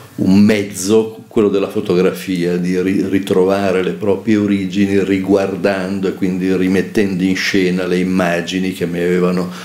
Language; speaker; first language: Italian; native; Italian